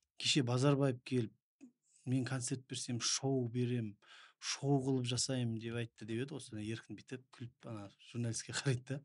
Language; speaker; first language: Kazakh; native; Kazakh